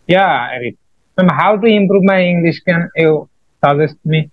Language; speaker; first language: English; non-native, learner; Bangla